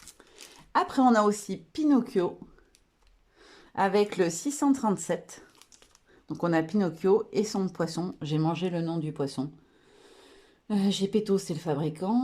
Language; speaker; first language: French; native; French